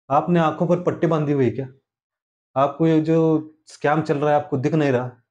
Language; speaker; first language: Hindi; non-native, local second language; Marathi